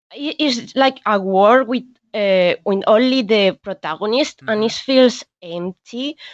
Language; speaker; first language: English; non-native, learner; Spanish